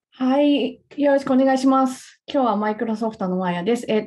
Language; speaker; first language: Japanese; native; Japanese